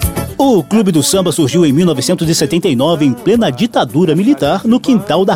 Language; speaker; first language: Portuguese; native; Portuguese